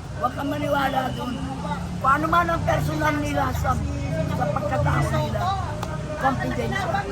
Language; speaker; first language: Filipino; non-native, local second language; Iloko